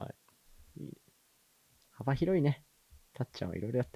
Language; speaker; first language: Japanese; native; Japanese